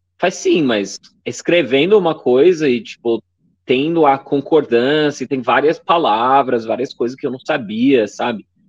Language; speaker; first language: Portuguese; non-native, fluent; English